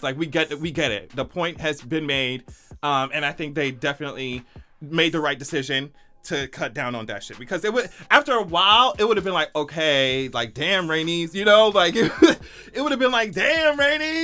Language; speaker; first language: English; native; English